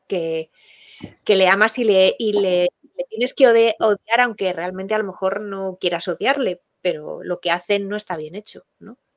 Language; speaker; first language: Spanish; native; Spanish